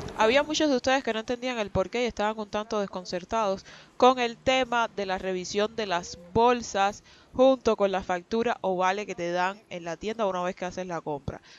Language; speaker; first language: Spanish; native; Spanish